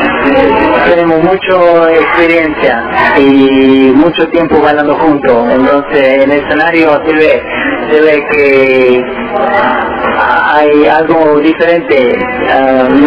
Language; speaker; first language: Spanish; early bilingual, heritage; Spanish